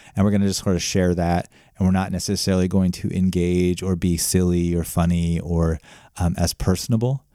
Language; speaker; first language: English; native; English